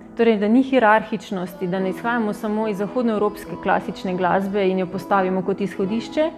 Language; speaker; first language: Slovenian; native; Slovenian